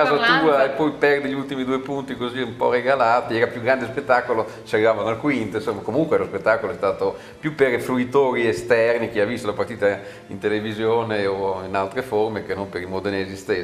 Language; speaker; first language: Italian; native; Italian